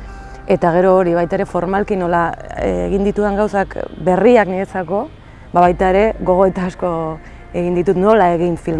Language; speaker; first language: Basque; native; Basque